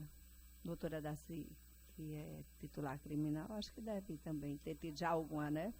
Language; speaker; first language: Portuguese; native; Portuguese